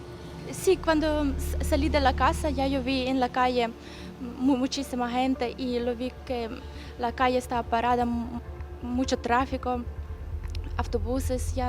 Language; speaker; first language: Spanish; non-native, fluent; Ukrainian